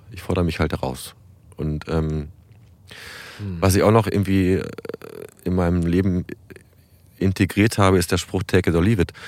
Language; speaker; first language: German; native; German